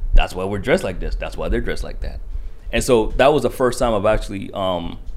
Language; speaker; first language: English; early bilingual, other home language; Kinyarwanda